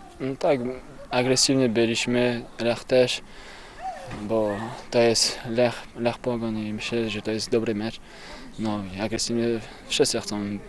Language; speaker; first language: Polish; non-native, learner; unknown